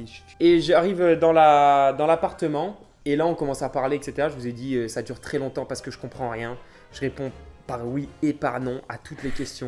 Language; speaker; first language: French; native; French